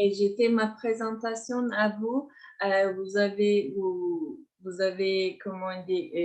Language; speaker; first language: French; non-native, fluent; Turkish